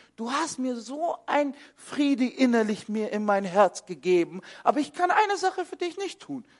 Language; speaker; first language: German; early bilingual, other home language; Kurdish